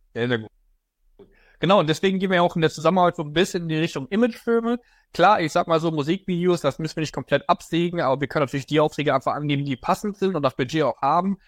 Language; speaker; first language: German; native; German